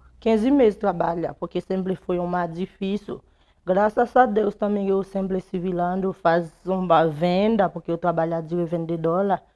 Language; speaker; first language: Portuguese; non-native, learner; Haitian Creole